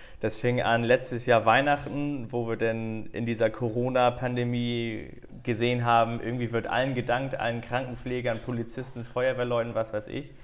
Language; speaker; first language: German; native; German